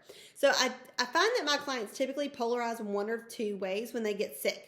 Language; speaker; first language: English; native; English